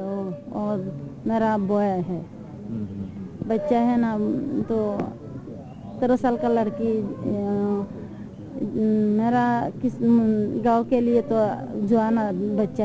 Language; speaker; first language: Hindi; non-native, local second language; Assamese